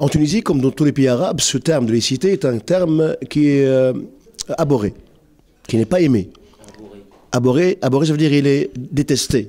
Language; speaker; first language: French; non-native, local second language; Arabic